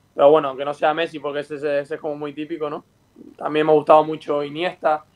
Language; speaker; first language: Spanish; native; Spanish